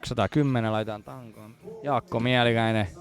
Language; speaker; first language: Finnish; native; Finnish